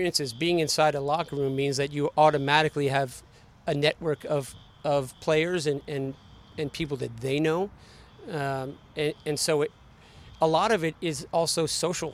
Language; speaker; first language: English; native; English